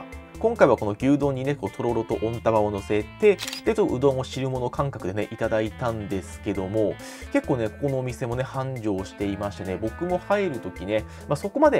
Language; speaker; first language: Japanese; native; Japanese